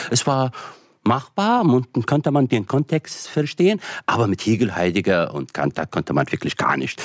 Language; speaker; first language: German; non-native, fluent; Arabic